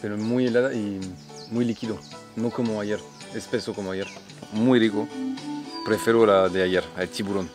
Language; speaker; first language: Spanish; non-native, fluent; French